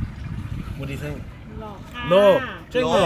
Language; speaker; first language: English; native; English